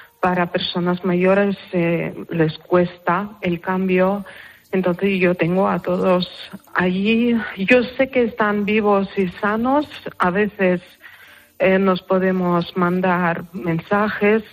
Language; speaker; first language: Spanish; non-native, fluent; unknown